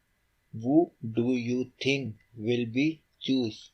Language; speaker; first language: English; non-native, learner; Urdu